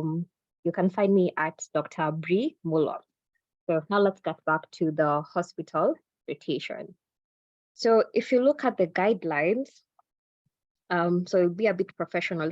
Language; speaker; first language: English; non-native, local second language; Swahili